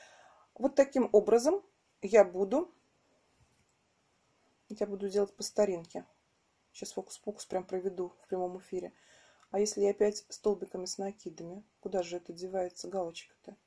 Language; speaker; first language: Russian; native; Russian